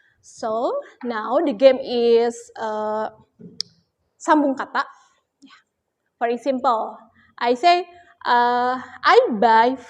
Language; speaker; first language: English; non-native, learner; Indonesian